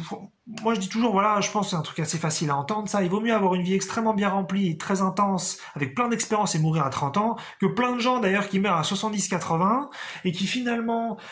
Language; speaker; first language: French; native; French